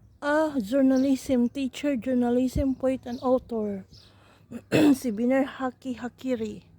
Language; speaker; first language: English; non-native, local second language; Filipino